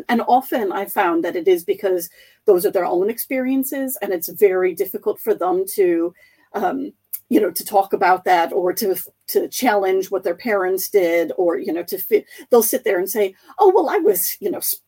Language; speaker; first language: English; native; English